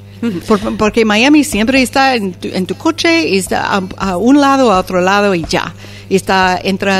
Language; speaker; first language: Spanish; non-native, fluent; English